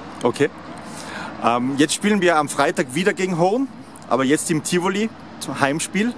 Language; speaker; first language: German; native; German